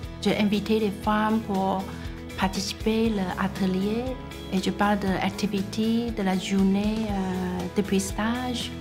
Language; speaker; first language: French; non-native, fluent; Chinese